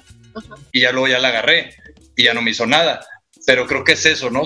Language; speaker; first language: Spanish; native; Spanish